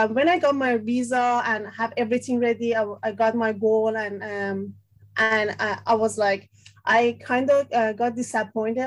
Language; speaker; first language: English; non-native, fluent; Persian